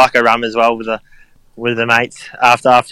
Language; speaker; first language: English; native; English